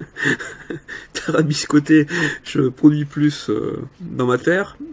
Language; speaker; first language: French; native; French